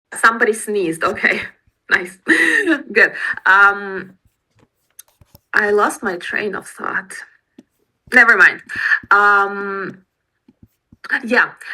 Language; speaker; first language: English; non-native, fluent; Russian